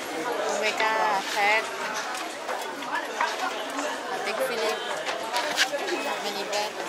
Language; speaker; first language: English; non-native, learner; Thai